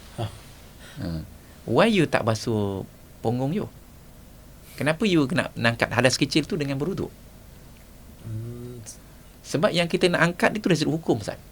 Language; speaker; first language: Malay; native; Malay